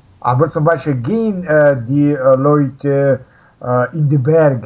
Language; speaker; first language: German; non-native, learner; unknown